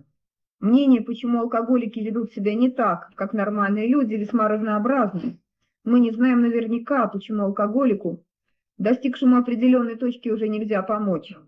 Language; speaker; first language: Russian; native; Russian